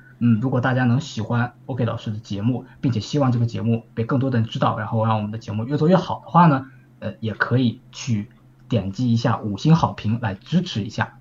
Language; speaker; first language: Chinese; native; Chinese